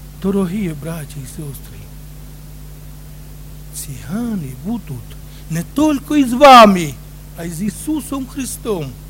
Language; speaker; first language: Ukrainian; non-native, local second language; Romany